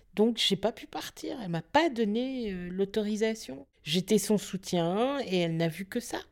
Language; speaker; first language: French; native; French